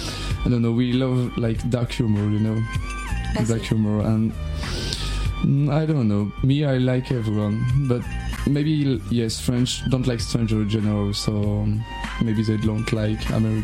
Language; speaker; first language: English; non-native, learner; French